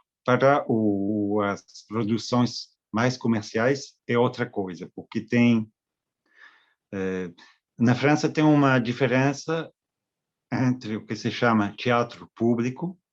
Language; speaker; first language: Portuguese; non-native, fluent; French